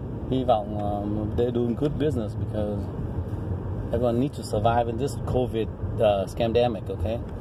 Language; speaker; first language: English; non-native, fluent; Vietnamese